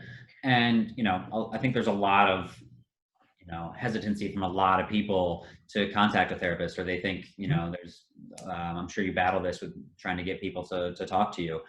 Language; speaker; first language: English; native; English